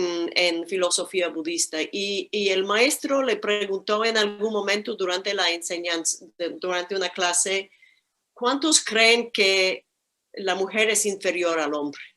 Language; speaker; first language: Spanish; non-native, fluent; English